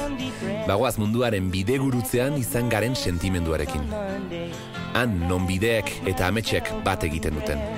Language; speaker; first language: Basque; native; Basque